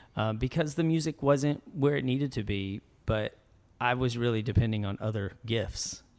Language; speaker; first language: English; native; English